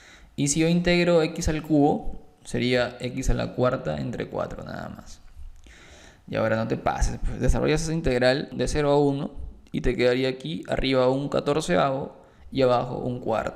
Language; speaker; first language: Spanish; native; Spanish